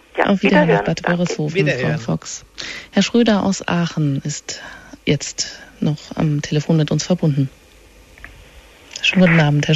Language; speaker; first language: German; native; German